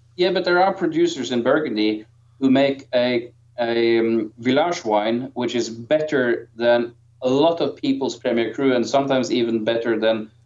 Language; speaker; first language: English; non-native, fluent; Norwegian